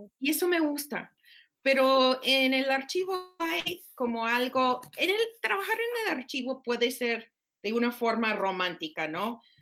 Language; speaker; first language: Spanish; non-native, fluent; English